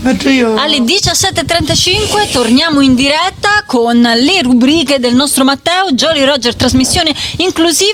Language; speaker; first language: Italian; native; Italian